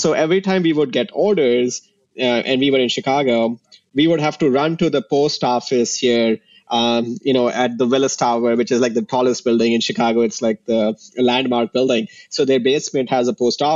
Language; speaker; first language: English; non-native, local second language; Hindi